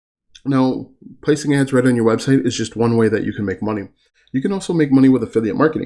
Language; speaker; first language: English; native; English